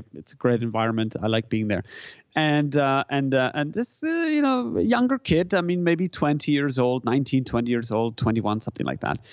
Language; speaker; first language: English; non-native, fluent; German